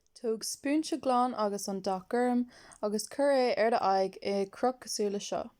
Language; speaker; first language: Irish; non-native, local second language; English